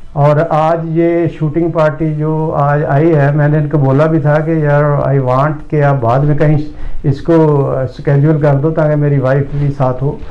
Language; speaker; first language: Hindi; non-native, local second language; Punjabi